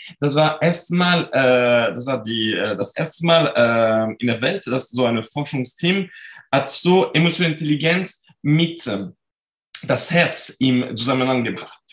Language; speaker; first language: German; non-native, fluent; French